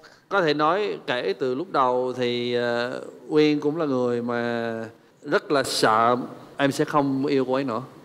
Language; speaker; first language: Vietnamese; non-native, fluent; English